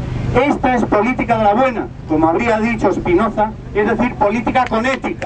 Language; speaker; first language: Spanish; native; Spanish